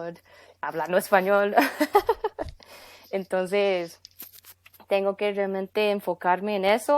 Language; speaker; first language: Spanish; non-native, fluent; English